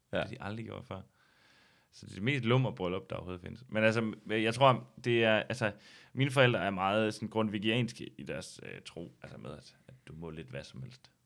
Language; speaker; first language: Danish; native; Danish